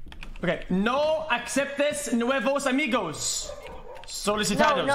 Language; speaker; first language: Spanish; non-native, learner; French